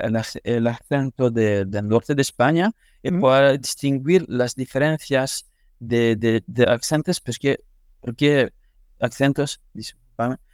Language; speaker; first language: Spanish; non-native, learner; French